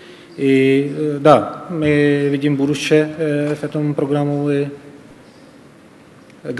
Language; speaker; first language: Russian; non-native, fluent; Czech